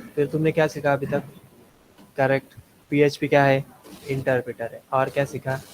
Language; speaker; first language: Hindi; non-native, local second language; Marathi